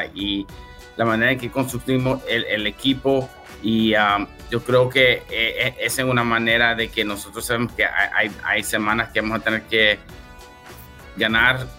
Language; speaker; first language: Spanish; early bilingual, heritage; English